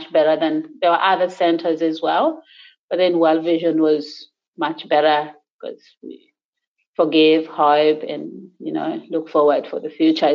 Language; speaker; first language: English; non-native, local second language; Acoli